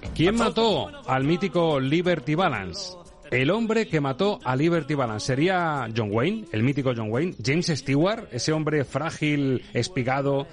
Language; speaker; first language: Spanish; native; Spanish